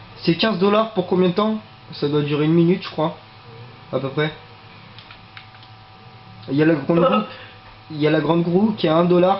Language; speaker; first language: French; native; French